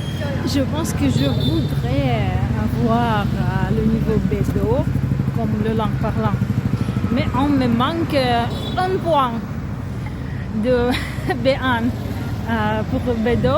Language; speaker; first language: French; non-native, learner; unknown